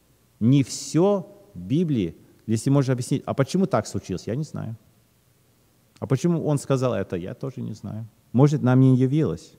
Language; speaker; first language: Russian; early bilingual, heritage; Russian